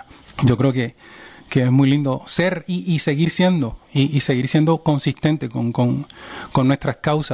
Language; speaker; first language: Spanish; native; Spanish